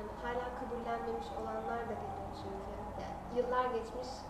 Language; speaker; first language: Turkish; native; Turkish